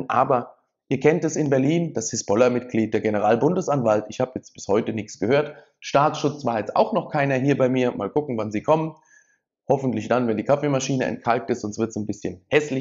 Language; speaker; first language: German; native; German